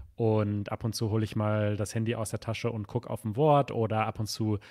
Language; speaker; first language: German; native; German